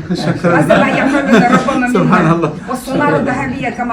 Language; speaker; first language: Arabic; non-native, fluent; Kazakh